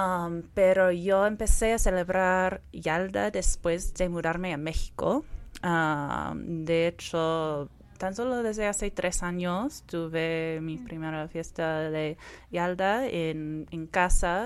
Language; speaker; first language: Spanish; non-native, fluent; English